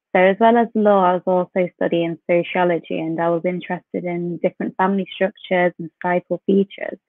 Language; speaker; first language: English; native; English